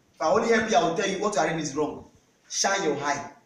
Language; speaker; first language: English; non-native, local second language; Yoruba